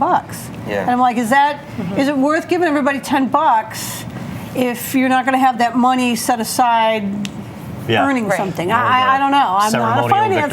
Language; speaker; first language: English; native; English